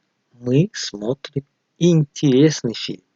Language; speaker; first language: Russian; non-native, fluent; Tajik